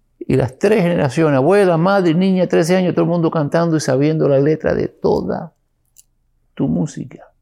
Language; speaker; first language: Spanish; early bilingual, other home language; English